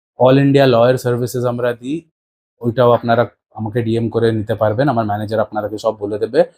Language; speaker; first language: Bangla; early bilingual, heritage; Bangla